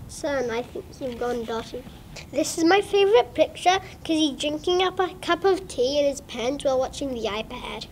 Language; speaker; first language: English; native; English